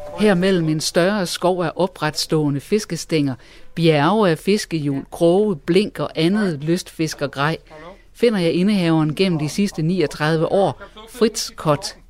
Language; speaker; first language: Danish; native; Danish